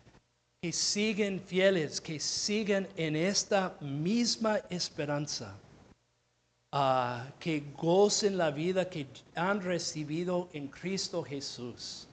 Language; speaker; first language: Spanish; non-native, fluent; English